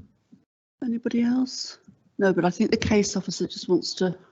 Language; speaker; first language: English; native; English